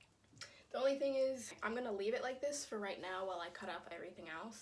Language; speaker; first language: English; native; English